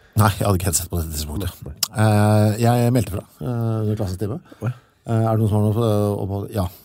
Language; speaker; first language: Norwegian; native; Norwegian